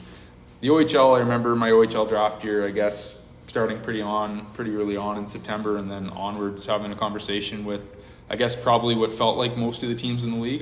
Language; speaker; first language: English; native; English